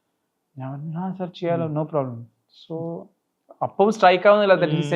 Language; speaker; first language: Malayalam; early bilingual, heritage; Malayalam